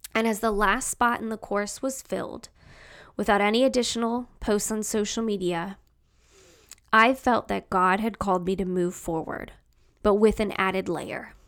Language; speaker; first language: English; native; English